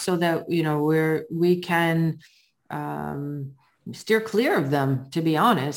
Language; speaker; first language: English; native; English